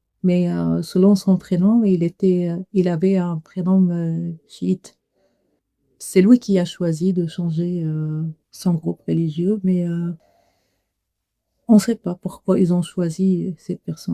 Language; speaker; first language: French; non-native, learner; Arabic